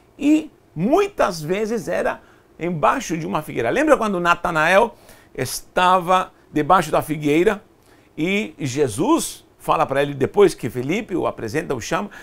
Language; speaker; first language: Portuguese; non-native, fluent; Spanish